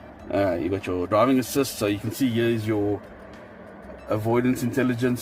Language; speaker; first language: English; native; English